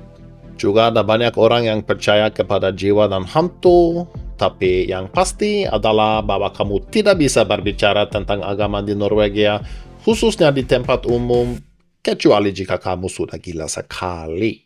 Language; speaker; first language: Indonesian; non-native, fluent; Norwegian